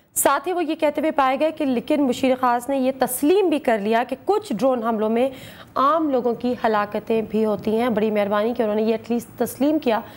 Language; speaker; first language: Urdu; native; Urdu